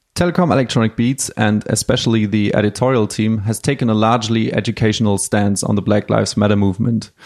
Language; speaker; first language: English; non-native, fluent; German